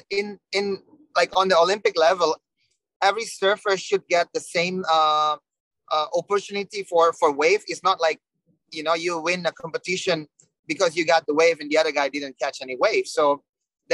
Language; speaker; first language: English; non-native, fluent; Indonesian